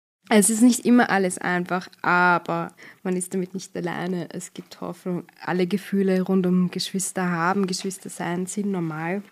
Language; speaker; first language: German; native; German